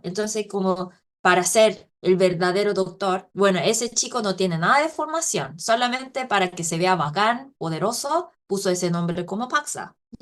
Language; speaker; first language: Spanish; non-native, fluent; Korean